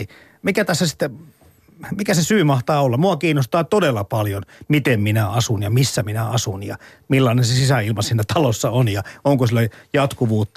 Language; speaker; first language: Finnish; native; Finnish